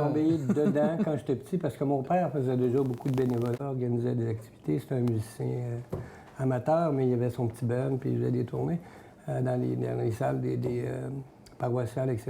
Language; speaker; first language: French; native; French